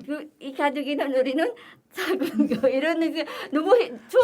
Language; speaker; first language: Korean; non-native, learner; Filipino